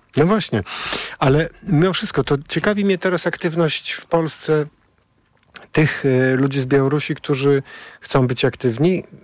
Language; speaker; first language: Polish; native; Polish